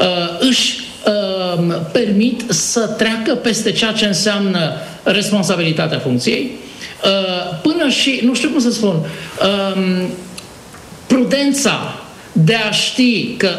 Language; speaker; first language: Romanian; native; Romanian